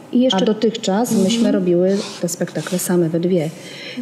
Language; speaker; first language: Polish; native; Polish